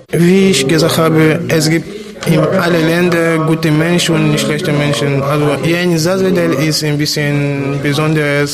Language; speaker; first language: German; non-native, learner; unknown